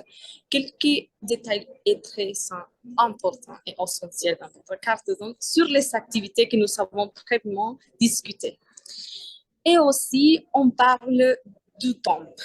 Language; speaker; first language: French; non-native, learner; Spanish